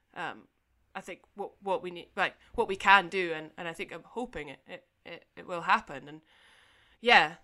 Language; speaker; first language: English; native; English